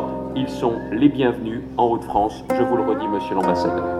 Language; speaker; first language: French; native; French